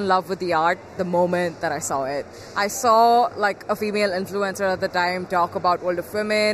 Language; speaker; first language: English; native; English